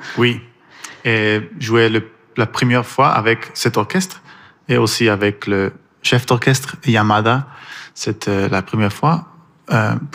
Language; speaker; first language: French; non-native, learner; Persian